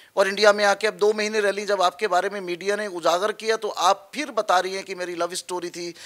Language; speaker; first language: Hindi; native; Hindi